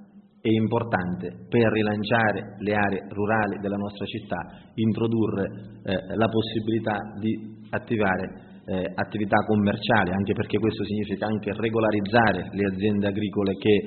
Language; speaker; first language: Italian; native; Italian